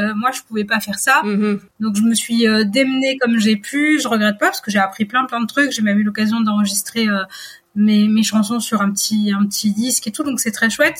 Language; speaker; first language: French; native; French